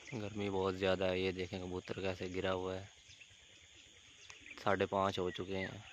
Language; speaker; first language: Hindi; non-native, local second language; Punjabi